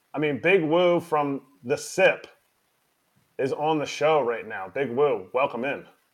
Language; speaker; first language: English; native; English